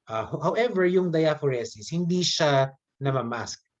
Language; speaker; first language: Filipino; native; Filipino